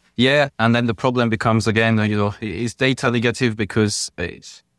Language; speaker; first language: English; non-native, fluent; French